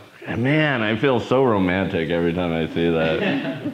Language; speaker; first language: English; native; English